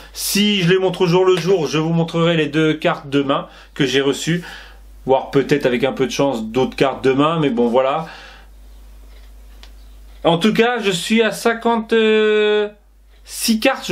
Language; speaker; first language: French; native; French